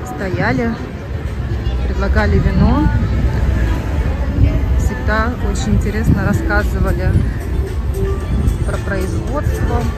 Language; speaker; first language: Russian; native; Russian